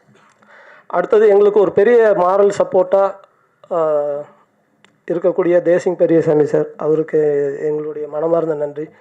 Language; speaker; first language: Tamil; native; Tamil